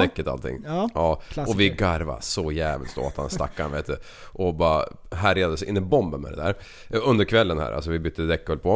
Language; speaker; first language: Swedish; native; Swedish